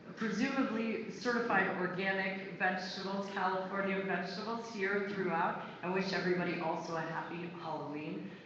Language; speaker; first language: English; native; English